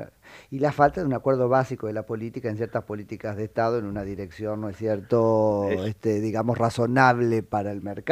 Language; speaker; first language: Spanish; native; Spanish